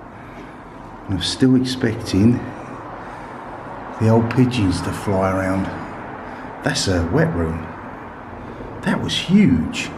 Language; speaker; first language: English; native; English